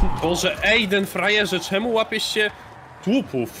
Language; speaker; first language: Polish; native; Polish